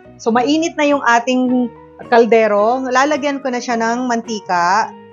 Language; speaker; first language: Filipino; non-native, local second language; Iloko